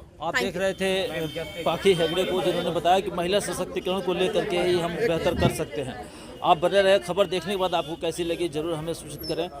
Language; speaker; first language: Hindi; native; Hindi